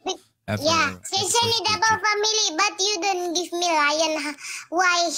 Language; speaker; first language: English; non-native, learner; Indonesian